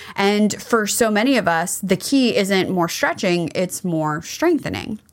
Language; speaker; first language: English; native; English